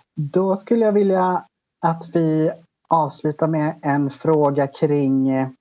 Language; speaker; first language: Swedish; non-native, fluent; Spanish